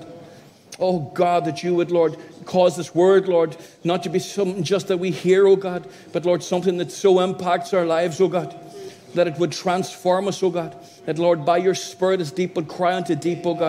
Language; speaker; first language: English; native; English